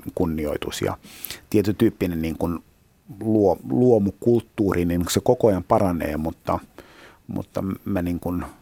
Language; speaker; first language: Finnish; native; Finnish